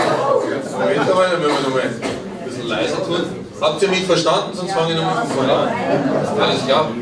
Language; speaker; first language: German; native; German